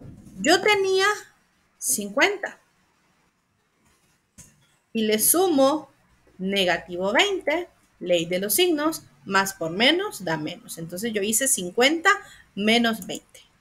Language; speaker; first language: Spanish; native; Spanish